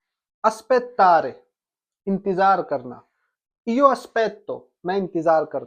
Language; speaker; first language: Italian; non-native, fluent; Urdu